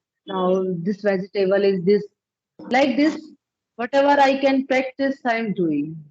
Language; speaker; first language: English; non-native, learner; Punjabi